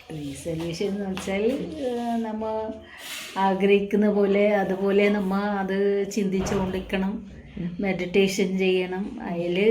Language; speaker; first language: Malayalam; non-native, fluent; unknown